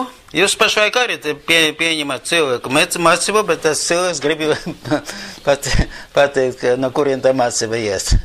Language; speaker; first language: Latvian; non-native, local second language; Russian